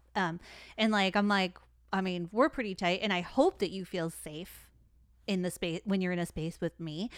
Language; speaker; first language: English; native; English